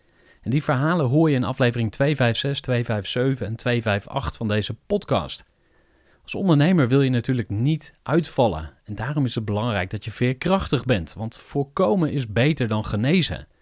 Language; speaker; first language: Dutch; native; Dutch